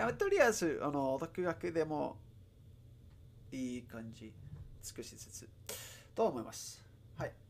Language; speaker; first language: Japanese; non-native, learner; Spanish